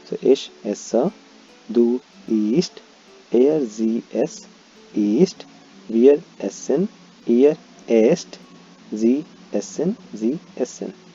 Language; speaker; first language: German; non-native, fluent; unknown